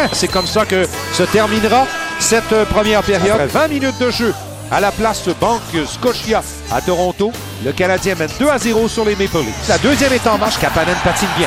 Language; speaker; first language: French; native; French